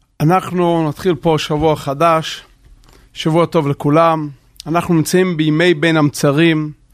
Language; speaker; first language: Hebrew; non-native, local second language; Yiddish